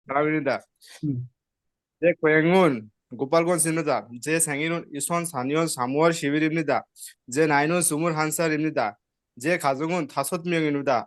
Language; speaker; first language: Korean; non-native, learner; Bangla